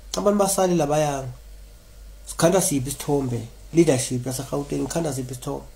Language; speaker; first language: Zulu; native; Zulu